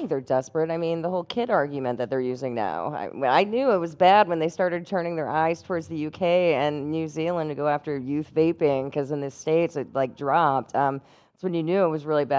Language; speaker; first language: English; native; English